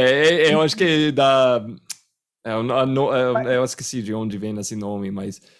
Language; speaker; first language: Portuguese; non-native, fluent; English